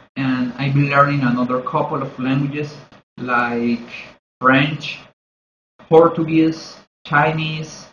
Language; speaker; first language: English; non-native, learner; Spanish